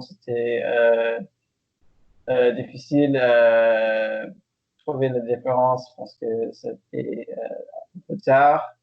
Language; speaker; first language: French; non-native, learner; English